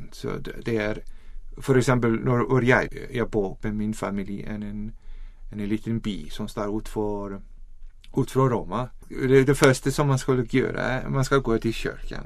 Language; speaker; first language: Swedish; non-native, learner; Icelandic